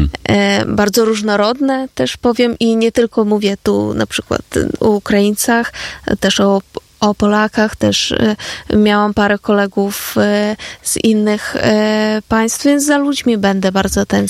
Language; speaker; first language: Polish; non-native, fluent; Ukrainian